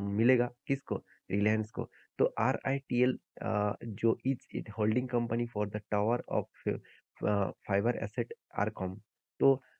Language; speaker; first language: Hindi; native; Hindi